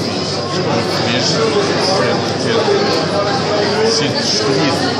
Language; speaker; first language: Portuguese; early bilingual, heritage; English